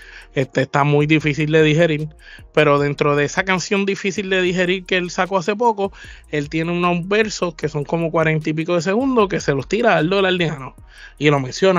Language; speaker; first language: Spanish; native; Spanish